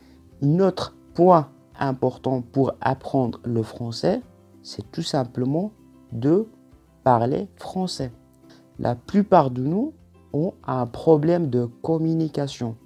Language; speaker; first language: French; non-native, local second language; Arabic